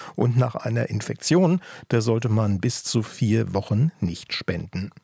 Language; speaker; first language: German; native; German